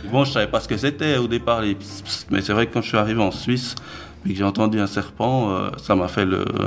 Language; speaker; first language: French; early bilingual, other home language; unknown